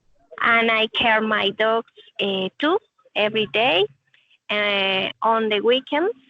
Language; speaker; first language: English; non-native, learner; Spanish